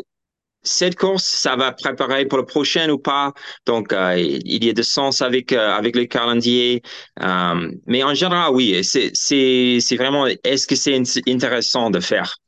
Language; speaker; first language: French; non-native, fluent; English